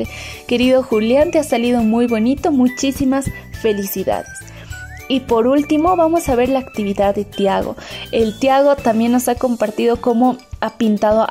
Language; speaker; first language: Spanish; native; Spanish